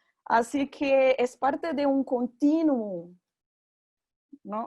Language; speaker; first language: Spanish; non-native, fluent; Portuguese